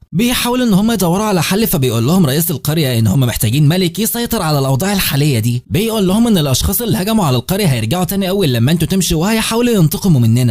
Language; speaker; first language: Arabic; native; Arabic